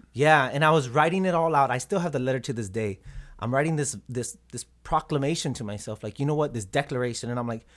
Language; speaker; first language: English; native; English